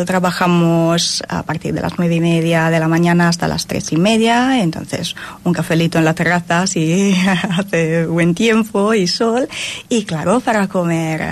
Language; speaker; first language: Spanish; non-native, fluent; Italian